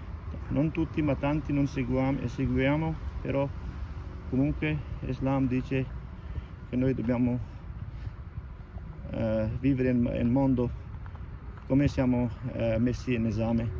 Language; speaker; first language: Italian; non-native, learner; Urdu